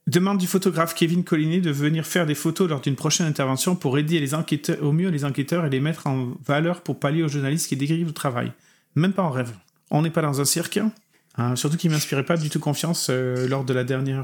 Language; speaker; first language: French; native; French